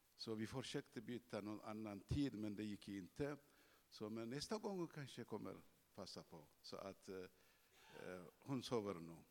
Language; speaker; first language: Swedish; non-native, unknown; Tigrinya